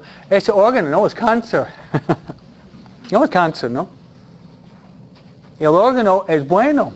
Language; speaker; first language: Spanish; non-native, fluent; English